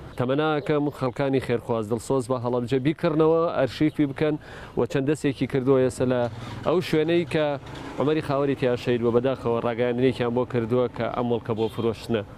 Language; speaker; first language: Central Kurdish; native; Central Kurdish